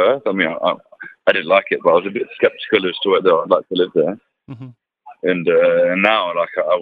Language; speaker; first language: English; native; English